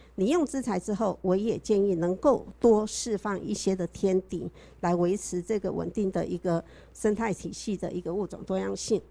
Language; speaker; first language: Chinese; native; Chinese